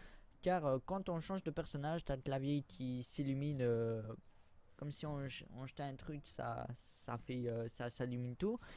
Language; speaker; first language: French; native; French